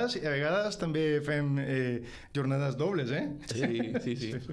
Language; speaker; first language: Catalan; non-native, fluent; Spanish